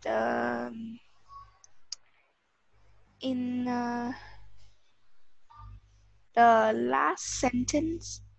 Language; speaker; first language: English; non-native, learner; Vietnamese